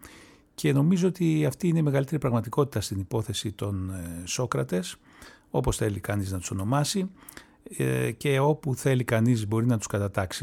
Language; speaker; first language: Greek; native; Greek